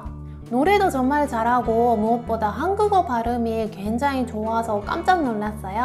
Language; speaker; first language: Korean; non-native, fluent; Japanese